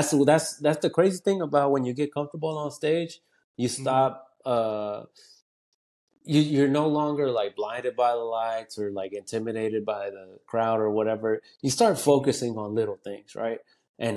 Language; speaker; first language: English; early bilingual, other home language; Spanish